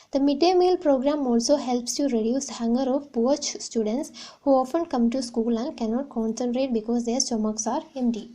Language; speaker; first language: English; non-native, local second language; Malayalam